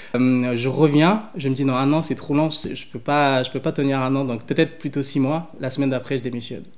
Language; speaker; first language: French; early bilingual, other home language; English